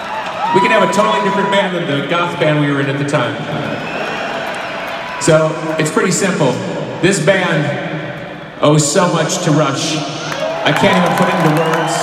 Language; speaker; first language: English; native; English